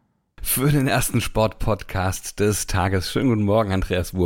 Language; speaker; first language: German; native; German